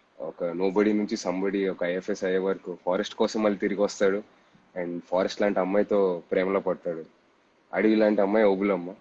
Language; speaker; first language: Telugu; native; Telugu